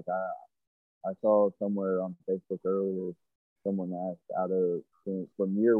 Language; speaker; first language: English; native; English